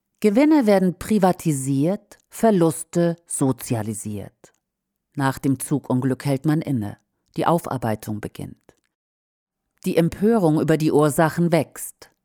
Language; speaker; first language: German; native; German